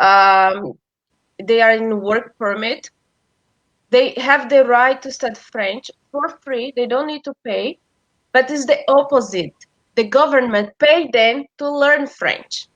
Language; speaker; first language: English; non-native, fluent; Portuguese